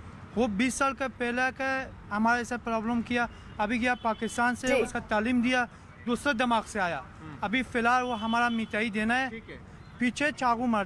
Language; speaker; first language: Hindi; non-native, learner; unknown